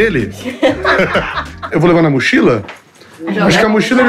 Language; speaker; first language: Portuguese; native; Portuguese